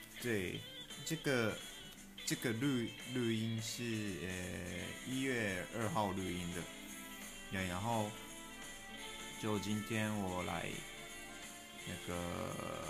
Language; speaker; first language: Chinese; non-native, learner; Japanese